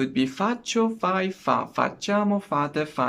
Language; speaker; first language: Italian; non-native, learner; Persian